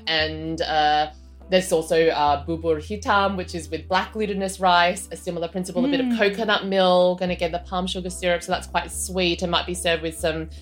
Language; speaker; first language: English; native; English